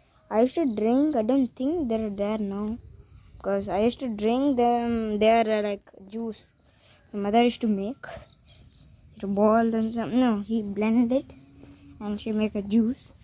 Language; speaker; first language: English; non-native, local second language; Konkani